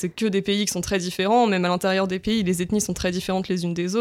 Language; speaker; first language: French; native; French